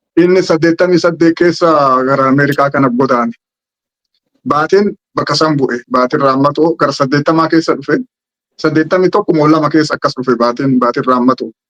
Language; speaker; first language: Oromo; native; Oromo